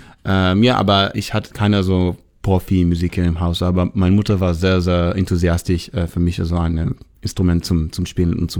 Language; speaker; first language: German; non-native, fluent; Hebrew